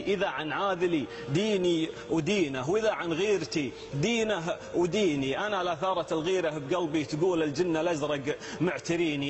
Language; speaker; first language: Arabic; native; Arabic